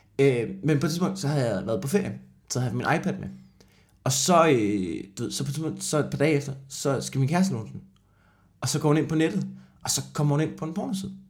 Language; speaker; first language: Danish; native; Danish